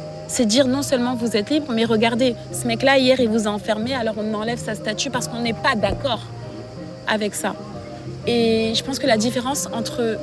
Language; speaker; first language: French; native; French